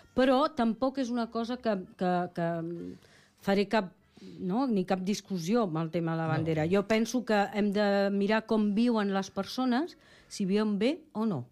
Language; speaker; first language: Catalan; non-native, local second language; Spanish